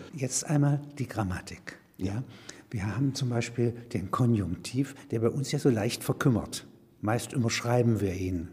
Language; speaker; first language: German; native; German